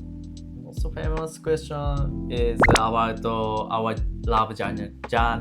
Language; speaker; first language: English; non-native, learner; Japanese